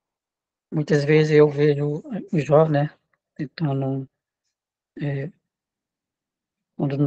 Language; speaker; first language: Portuguese; non-native, local second language; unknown